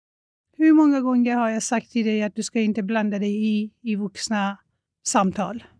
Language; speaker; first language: Swedish; non-native, fluent; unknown